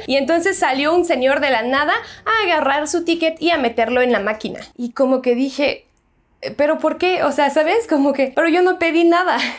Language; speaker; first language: Spanish; non-native, fluent; French